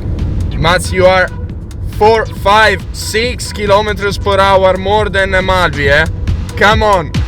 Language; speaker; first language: English; non-native, learner; Italian